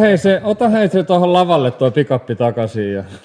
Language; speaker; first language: Finnish; native; Finnish